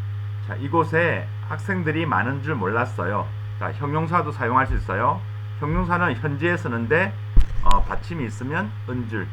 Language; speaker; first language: Korean; native; Korean